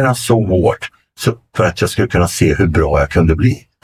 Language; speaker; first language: Swedish; native; Swedish